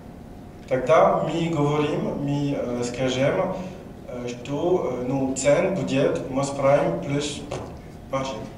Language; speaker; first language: Russian; non-native, learner; French